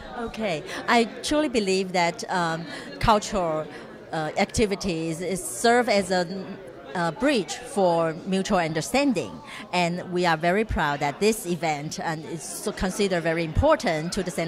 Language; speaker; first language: English; non-native, fluent; Chinese